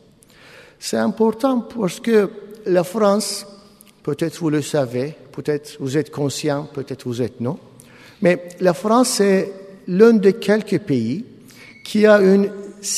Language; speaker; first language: French; non-native, fluent; Turkish